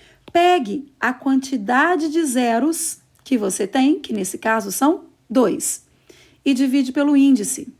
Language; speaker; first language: Portuguese; native; Portuguese